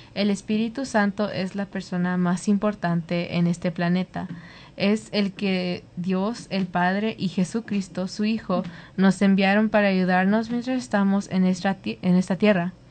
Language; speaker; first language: Spanish; early bilingual, heritage; Spanish